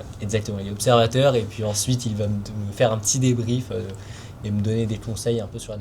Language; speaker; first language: French; native; French